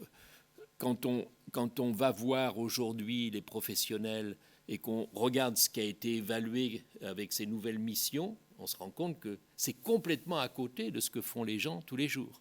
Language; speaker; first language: French; native; French